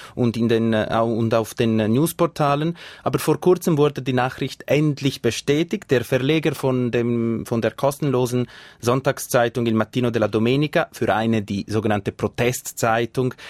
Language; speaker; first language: German; non-native, local second language; Italian